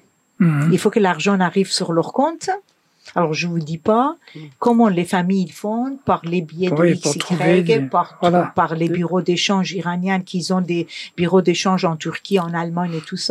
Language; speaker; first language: French; non-native, fluent; Persian